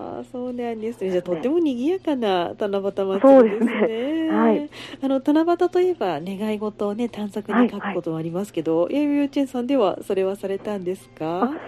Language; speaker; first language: Japanese; native; Japanese